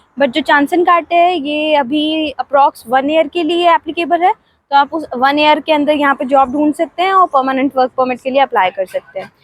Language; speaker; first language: Hindi; native; Hindi